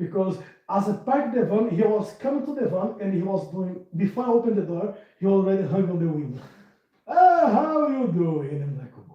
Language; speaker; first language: English; non-native, fluent; Portuguese